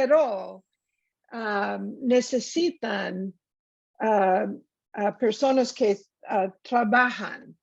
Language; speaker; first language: Spanish; non-native, learner; English